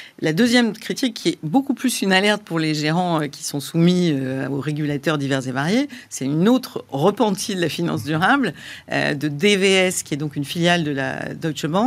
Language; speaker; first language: French; native; French